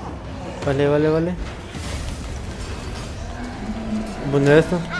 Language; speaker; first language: Spanish; native; Spanish